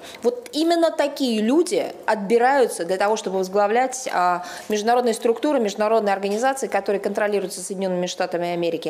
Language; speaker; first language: Russian; native; Russian